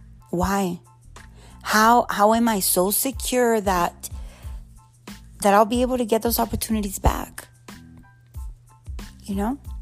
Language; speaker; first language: English; early bilingual, other home language; Spanish